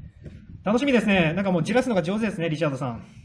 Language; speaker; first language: Japanese; native; Japanese